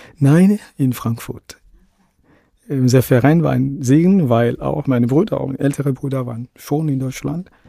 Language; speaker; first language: German; non-native, fluent; Ewe